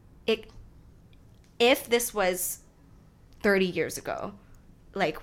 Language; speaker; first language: English; non-native, local second language; Cantonese